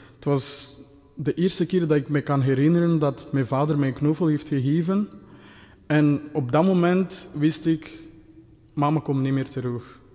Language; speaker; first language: Dutch; non-native, fluent; Kinyarwanda